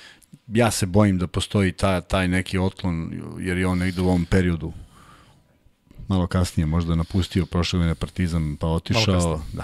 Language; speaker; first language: Serbian; native; Serbian